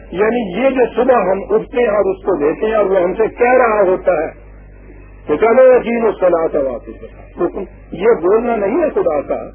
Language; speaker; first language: Urdu; non-native, local second language; Punjabi